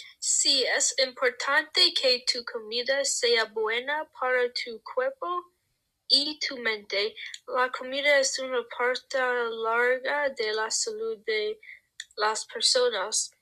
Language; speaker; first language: Spanish; non-native, learner; English